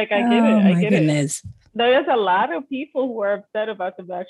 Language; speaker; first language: English; native; English